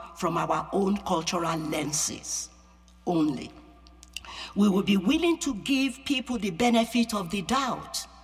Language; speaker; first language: English; non-native, local second language; Yoruba